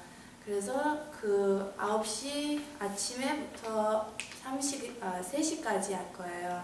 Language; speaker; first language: Korean; early bilingual, heritage; Korean